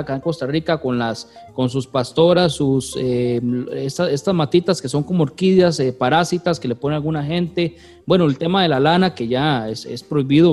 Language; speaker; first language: Spanish; native; Spanish